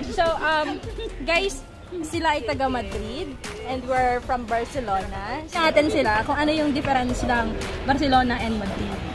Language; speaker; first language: Filipino; native; Filipino